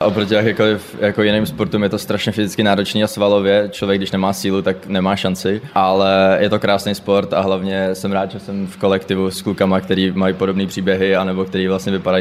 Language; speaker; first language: Czech; native; Czech